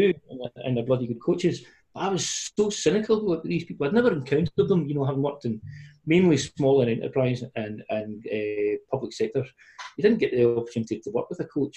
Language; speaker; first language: English; native; English